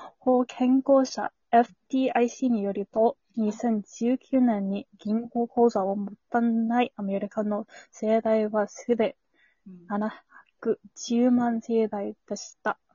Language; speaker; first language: Japanese; non-native, learner; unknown